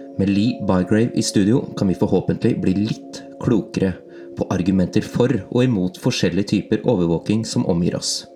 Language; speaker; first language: Norwegian; native; Norwegian